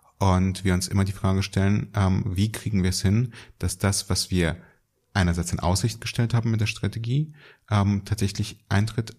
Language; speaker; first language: German; early bilingual, other home language; Russian